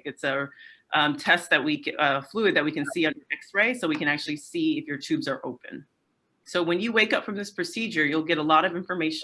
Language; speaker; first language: English; native; English